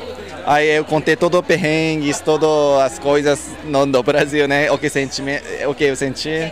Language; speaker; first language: Portuguese; non-native, learner; Japanese